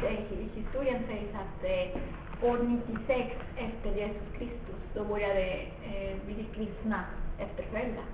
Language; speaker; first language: Swedish; non-native, fluent; Spanish